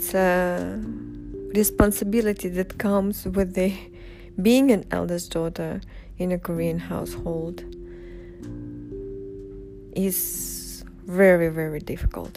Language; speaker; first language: English; non-native, fluent; Russian